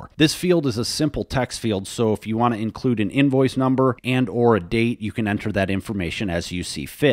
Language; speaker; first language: English; native; English